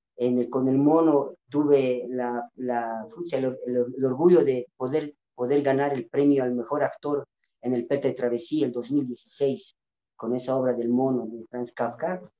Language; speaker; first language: Spanish; non-native, local second language; Quechua